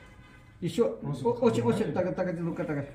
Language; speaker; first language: Russian; non-native, learner; Chinese